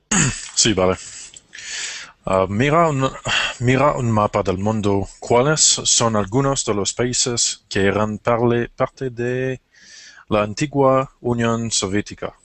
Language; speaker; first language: Spanish; non-native, learner; English